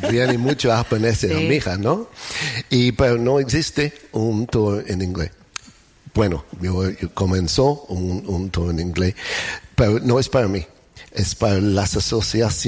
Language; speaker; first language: Spanish; non-native, learner; English